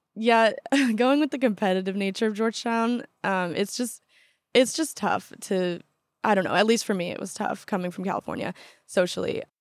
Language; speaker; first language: English; native; English